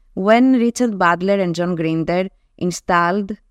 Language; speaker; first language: English; non-native, fluent; Greek